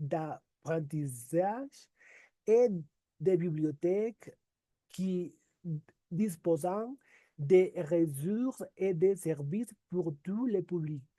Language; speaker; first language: French; non-native, learner; Spanish